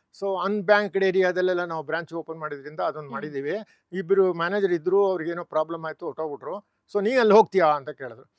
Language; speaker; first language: Kannada; native; Kannada